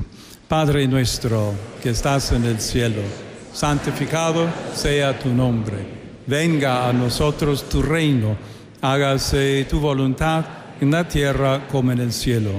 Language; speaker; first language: Spanish; non-native, fluent; English